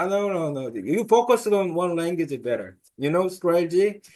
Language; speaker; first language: English; non-native, learner; Korean